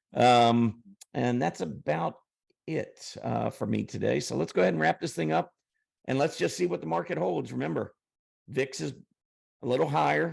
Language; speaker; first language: English; native; English